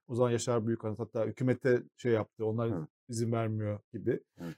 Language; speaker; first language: Turkish; native; Turkish